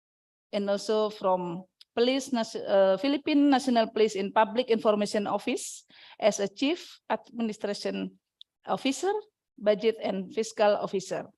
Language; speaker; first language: English; non-native, fluent; Indonesian